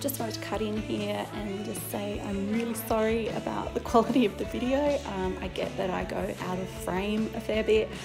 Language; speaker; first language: English; native; English